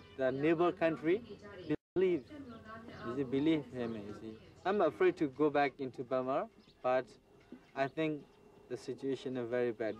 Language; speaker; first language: English; non-native, learner; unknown